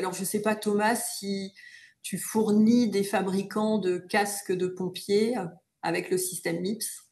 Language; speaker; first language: French; native; French